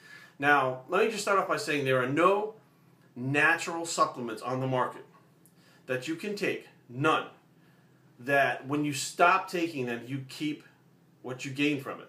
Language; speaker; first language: English; native; English